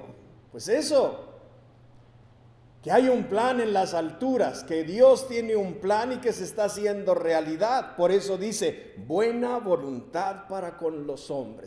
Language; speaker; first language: Spanish; native; Spanish